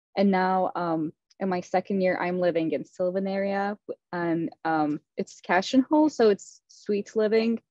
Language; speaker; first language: English; non-native, fluent; Turkish